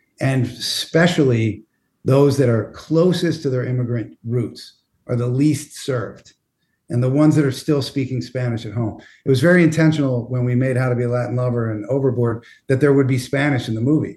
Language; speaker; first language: English; native; English